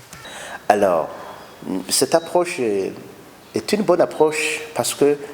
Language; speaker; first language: French; non-native, local second language; Rundi